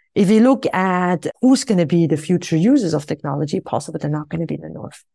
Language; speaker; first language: English; non-native, fluent; Swiss German